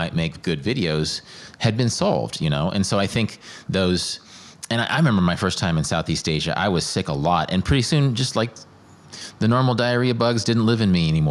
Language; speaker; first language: English; native; English